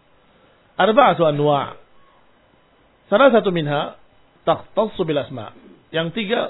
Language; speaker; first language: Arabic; non-native, fluent; Indonesian